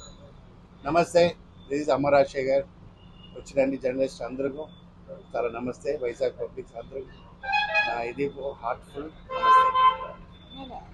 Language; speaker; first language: Telugu; non-native, fluent; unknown